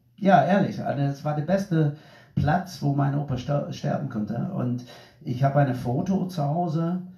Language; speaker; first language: German; non-native, fluent; English